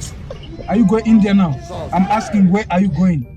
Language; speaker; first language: English; non-native, local second language; Swahili